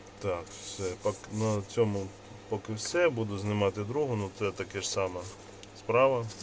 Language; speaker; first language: Ukrainian; non-native, local second language; Russian